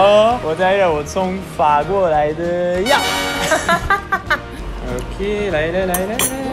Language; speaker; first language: Chinese; non-native, learner; French